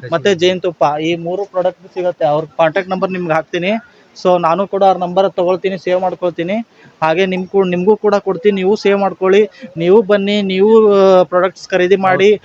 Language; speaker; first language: Kannada; native; Kannada